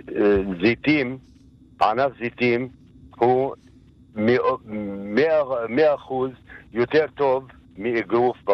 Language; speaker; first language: Hebrew; non-native, local second language; Arabic